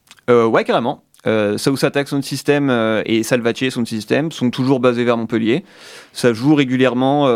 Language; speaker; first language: French; native; French